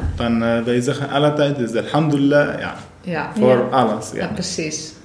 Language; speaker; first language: Dutch; non-native, fluent; Arabic